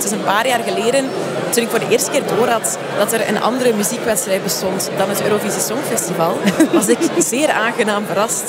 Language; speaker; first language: Dutch; native; Dutch